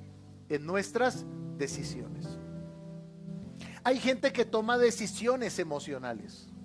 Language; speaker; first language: Spanish; native; Spanish